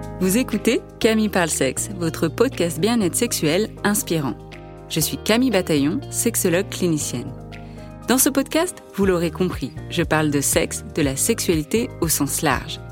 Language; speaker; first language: French; native; French